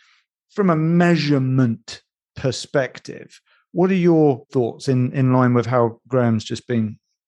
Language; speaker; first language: English; native; English